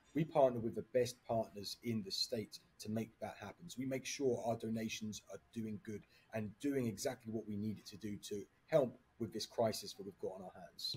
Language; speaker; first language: English; native; English